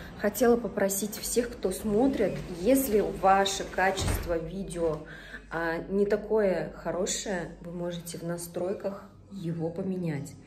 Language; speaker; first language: Russian; native; Russian